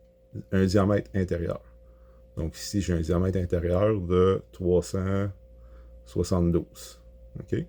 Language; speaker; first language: French; native; French